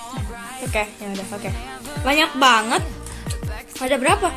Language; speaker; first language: Indonesian; native; Indonesian